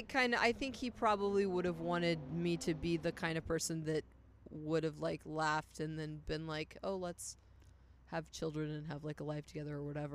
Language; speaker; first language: English; native; English